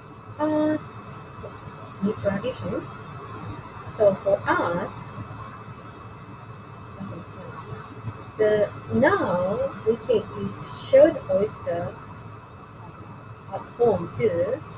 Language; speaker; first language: English; non-native, learner; Japanese